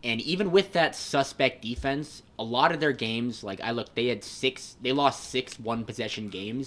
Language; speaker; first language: English; native; English